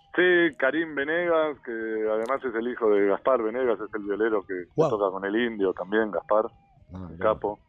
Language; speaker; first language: Spanish; native; Spanish